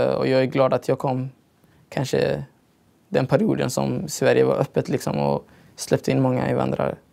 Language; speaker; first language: Swedish; early bilingual, other home language; Somali